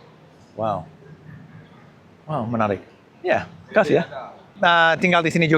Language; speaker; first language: Indonesian; non-native, learner; English